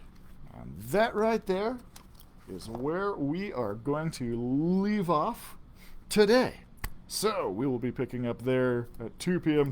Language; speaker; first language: English; native; English